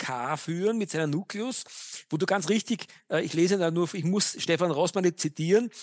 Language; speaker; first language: German; native; German